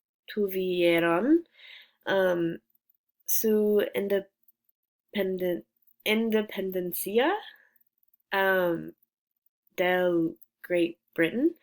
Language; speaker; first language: Spanish; non-native, learner; English